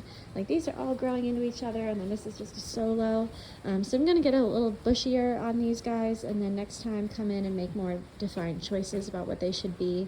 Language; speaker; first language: English; native; English